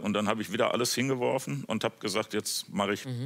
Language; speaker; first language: German; native; German